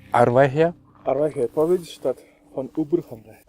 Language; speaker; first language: German; non-native, learner; Mongolian